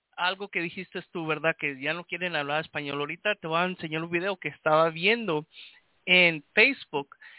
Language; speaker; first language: Spanish; early bilingual, heritage; Spanish